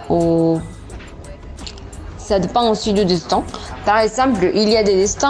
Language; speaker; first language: French; non-native, learner; Spanish